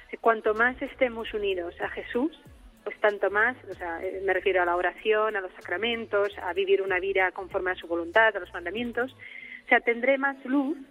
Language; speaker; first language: Spanish; non-native, fluent; Czech